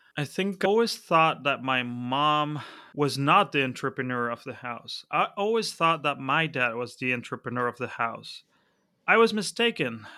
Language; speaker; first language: English; non-native, fluent; Spanish